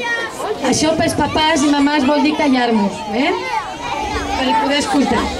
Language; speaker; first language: Catalan; native; Catalan